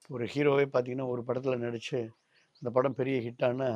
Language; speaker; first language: Tamil; native; Tamil